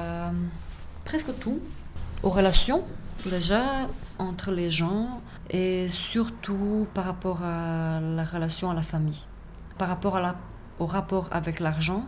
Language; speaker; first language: French; non-native, fluent; Bosnian